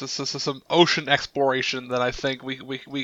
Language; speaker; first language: English; native; English